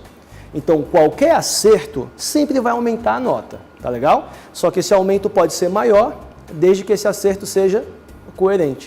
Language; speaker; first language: Portuguese; native; Portuguese